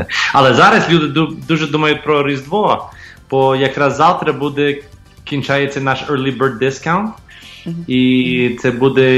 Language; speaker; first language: Ukrainian; early bilingual, heritage; English